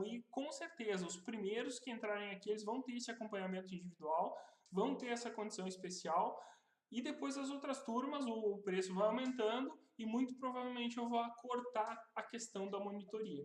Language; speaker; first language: Portuguese; native; Portuguese